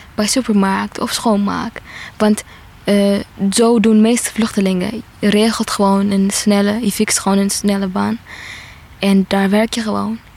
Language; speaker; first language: Dutch; non-native, fluent; Tigrinya